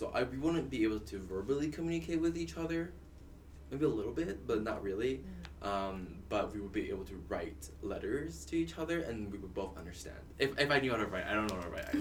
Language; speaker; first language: English; early bilingual, other home language; Cantonese